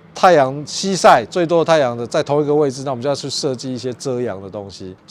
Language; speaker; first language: Chinese; native; Chinese